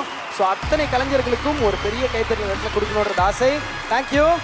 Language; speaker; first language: Tamil; native; Tamil